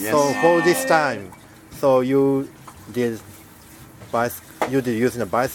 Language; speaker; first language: English; non-native, learner; Japanese